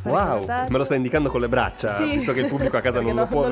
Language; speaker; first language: Italian; native; Italian